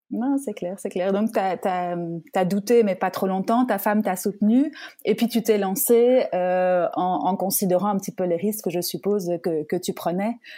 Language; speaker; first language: French; native; French